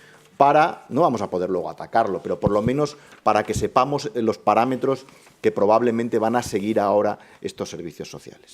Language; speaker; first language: Spanish; native; Spanish